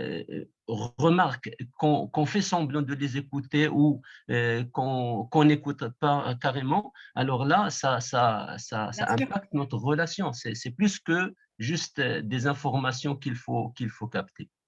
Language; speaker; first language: French; non-native, local second language; Arabic